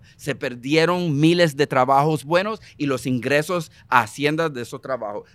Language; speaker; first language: Spanish; early bilingual, heritage; Spanish